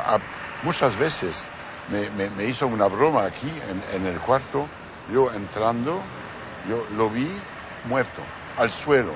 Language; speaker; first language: Spanish; non-native, fluent; French